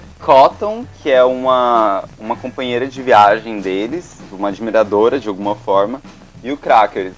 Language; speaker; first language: Portuguese; native; Portuguese